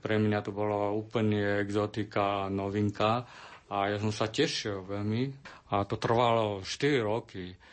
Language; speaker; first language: Slovak; non-native, learner; Chinese